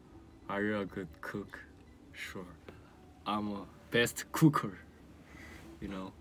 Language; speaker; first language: English; non-native, learner; Korean